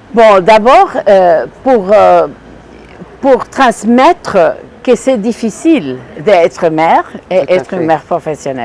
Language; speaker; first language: French; non-native, fluent; Spanish